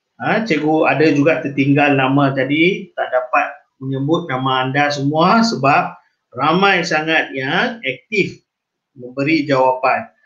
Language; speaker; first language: Malay; non-native, local second language; Tamil